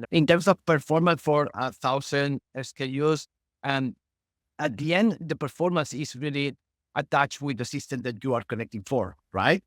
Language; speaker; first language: English; non-native, fluent; Spanish